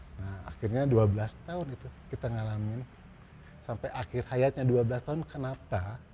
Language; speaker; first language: Indonesian; native; Indonesian